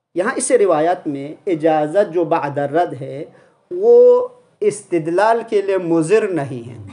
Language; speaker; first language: Urdu; non-native, local second language; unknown